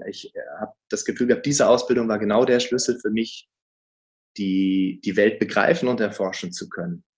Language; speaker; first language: German; native; German